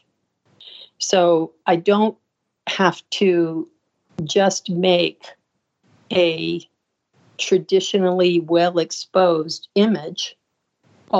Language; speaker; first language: English; native; English